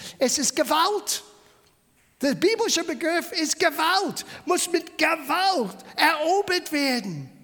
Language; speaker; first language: German; non-native, fluent; English